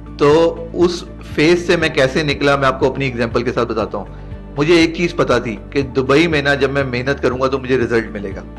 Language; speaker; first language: Urdu; native; Urdu